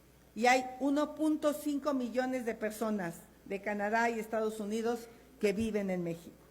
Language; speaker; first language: Spanish; native; Spanish